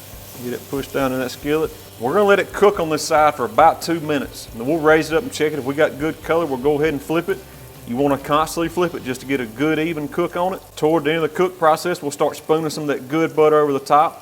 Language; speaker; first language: English; native; English